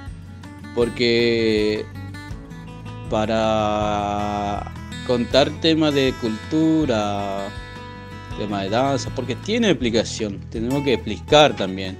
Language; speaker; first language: Spanish; non-native, local second language; Guarani